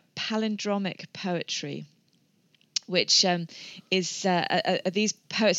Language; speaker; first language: English; native; English